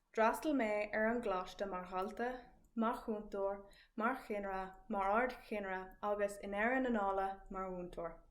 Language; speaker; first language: Irish; non-native, local second language; English